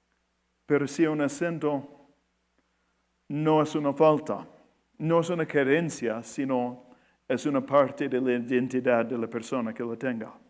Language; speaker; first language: Spanish; non-native, fluent; English